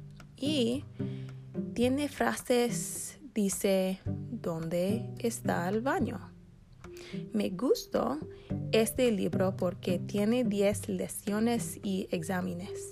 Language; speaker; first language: Spanish; non-native, learner; English